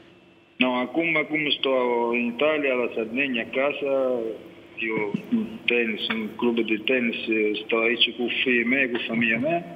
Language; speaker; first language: Romanian; non-native, learner; Italian